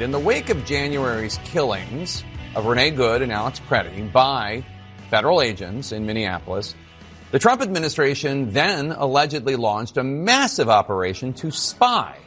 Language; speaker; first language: English; native; English